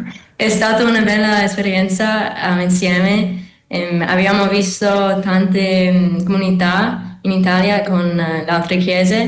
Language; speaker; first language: Italian; non-native, learner; English